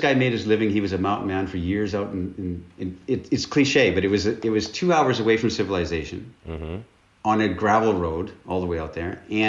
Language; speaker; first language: English; native; English